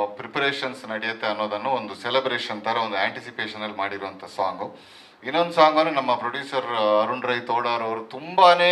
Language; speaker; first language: Kannada; non-native, local second language; Tulu